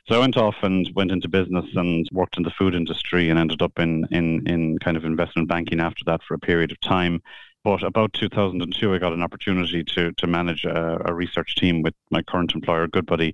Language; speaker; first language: English; native; English